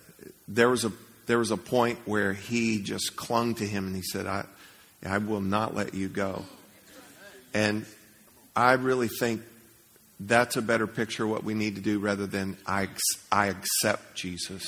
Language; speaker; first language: English; native; English